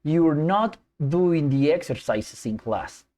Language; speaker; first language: English; non-native, fluent; Spanish